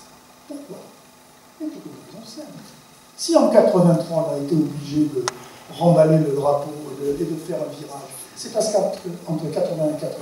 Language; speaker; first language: French; native; French